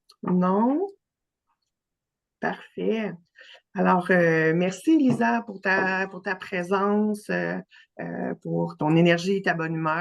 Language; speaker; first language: French; native; French